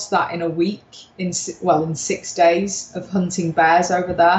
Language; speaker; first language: English; native; English